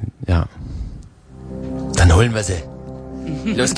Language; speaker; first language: German; native; German